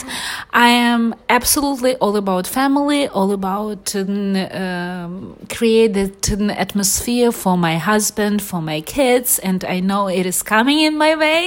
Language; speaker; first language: English; non-native, fluent; Ukrainian